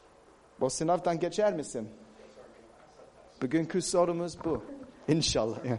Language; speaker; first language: Turkish; non-native, fluent; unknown